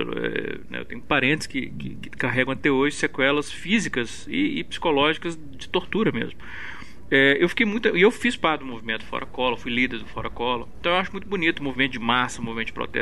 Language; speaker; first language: Portuguese; native; Portuguese